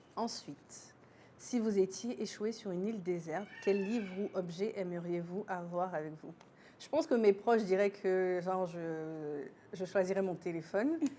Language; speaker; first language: French; native; French